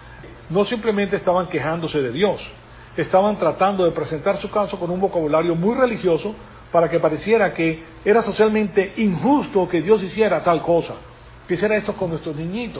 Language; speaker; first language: Spanish; native; Spanish